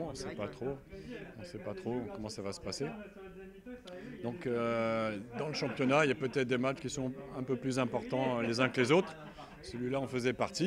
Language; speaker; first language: French; native; French